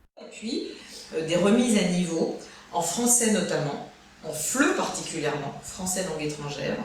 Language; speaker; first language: French; native; French